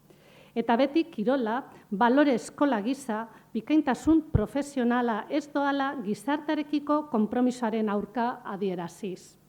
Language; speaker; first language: Basque; native; Basque